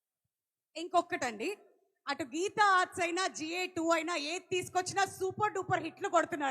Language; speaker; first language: Telugu; native; Telugu